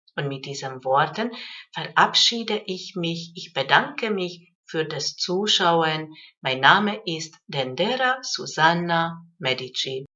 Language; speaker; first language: German; non-native, fluent; Hungarian